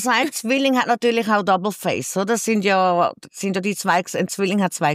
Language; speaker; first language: German; native; German